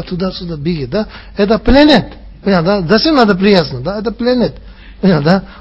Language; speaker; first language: Russian; non-native, learner; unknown